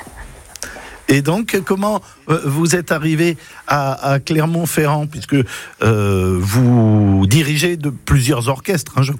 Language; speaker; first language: French; native; French